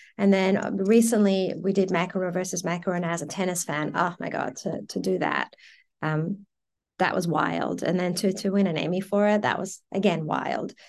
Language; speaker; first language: English; early bilingual, other home language; Persian